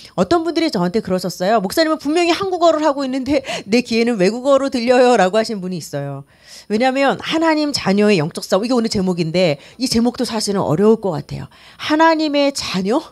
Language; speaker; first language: Korean; native; Korean